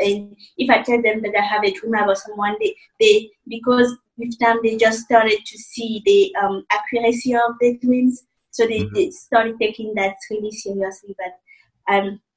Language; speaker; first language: English; non-native, fluent; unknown